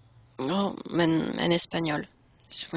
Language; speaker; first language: Spanish; non-native, learner; French